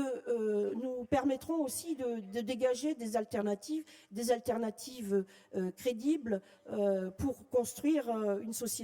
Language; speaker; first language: French; native; French